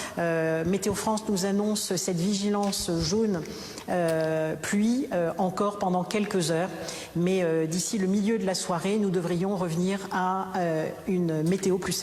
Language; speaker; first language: French; native; French